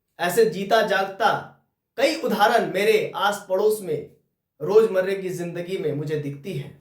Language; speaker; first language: Hindi; native; Hindi